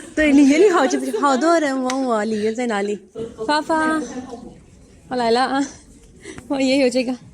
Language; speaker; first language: Chinese; non-native, fluent; Urdu